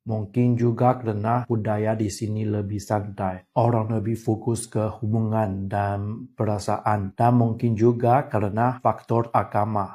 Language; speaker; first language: Indonesian; non-native, fluent; Chinese